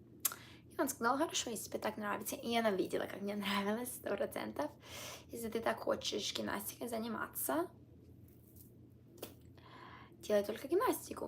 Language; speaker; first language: Russian; early bilingual, heritage; Russian